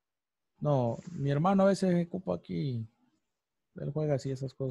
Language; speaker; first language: Spanish; native; Spanish